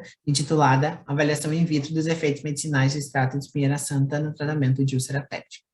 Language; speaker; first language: Portuguese; native; Portuguese